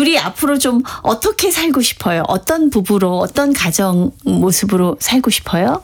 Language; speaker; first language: Korean; native; Korean